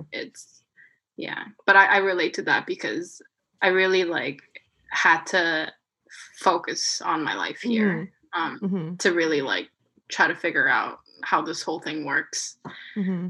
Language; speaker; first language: English; non-native, fluent; Korean